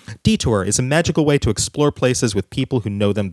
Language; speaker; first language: English; native; English